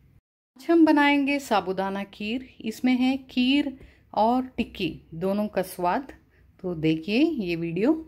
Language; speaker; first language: Hindi; non-native, local second language; Kannada